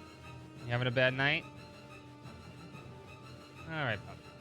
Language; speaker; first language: English; native; English